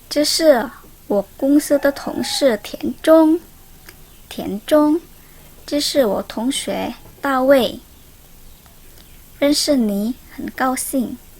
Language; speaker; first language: Chinese; non-native, learner; Indonesian